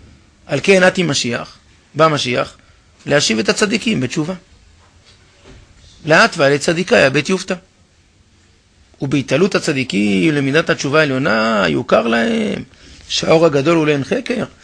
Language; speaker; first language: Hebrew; native; Hebrew